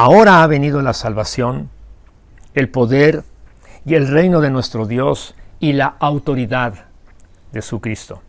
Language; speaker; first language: Spanish; native; Spanish